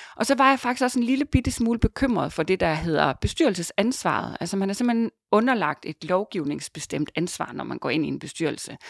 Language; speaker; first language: Danish; native; Danish